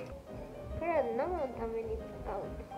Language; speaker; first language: Japanese; non-native, learner; Cantonese